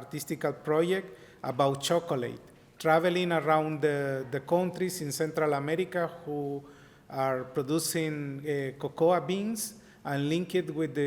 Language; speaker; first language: English; non-native, learner; Spanish